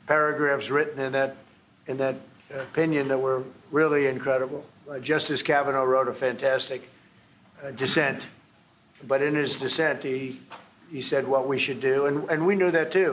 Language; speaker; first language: English; native; English